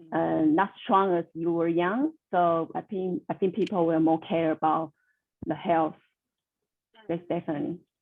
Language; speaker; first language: English; non-native, learner; Chinese